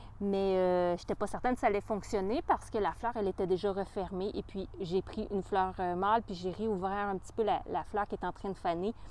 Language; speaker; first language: French; native; French